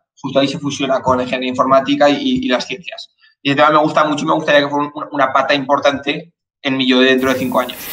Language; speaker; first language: Spanish; native; Spanish